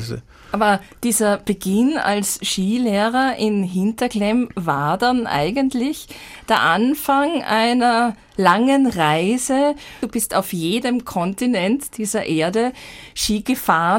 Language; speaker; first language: German; native; German